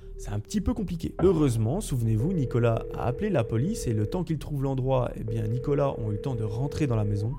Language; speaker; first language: French; native; French